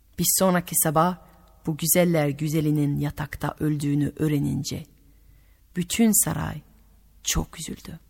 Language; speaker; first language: Turkish; non-native, fluent; French